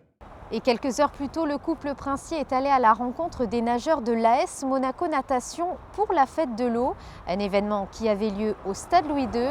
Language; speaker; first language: French; native; French